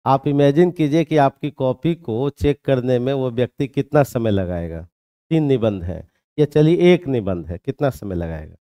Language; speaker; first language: Hindi; native; Hindi